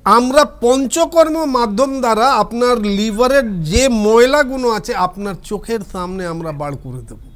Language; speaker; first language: Bangla; non-native, local second language; Hindi